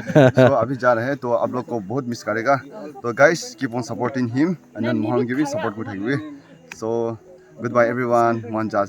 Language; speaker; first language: Hindi; non-native, local second language; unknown